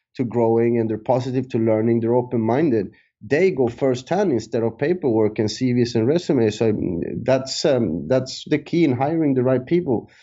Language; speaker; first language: English; early bilingual, other home language; Spanish